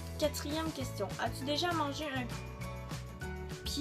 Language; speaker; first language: French; native; French